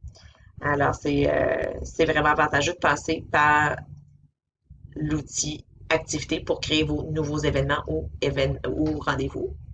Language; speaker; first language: French; native; French